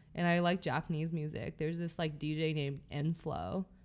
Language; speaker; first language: English; early bilingual, other home language; Chinese